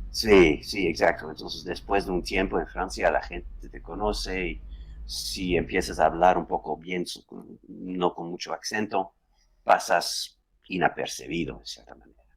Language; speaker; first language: Spanish; non-native, fluent; Dutch